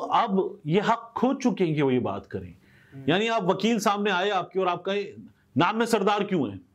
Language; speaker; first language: Urdu; native; Urdu